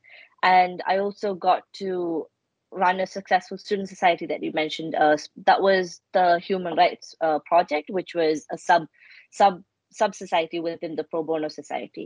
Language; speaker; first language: English; non-native, local second language; Malayalam